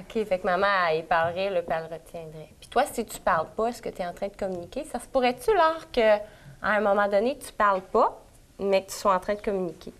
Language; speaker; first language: French; native; French